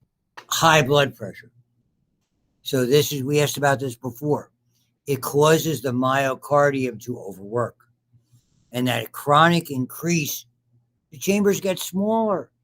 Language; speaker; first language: English; native; English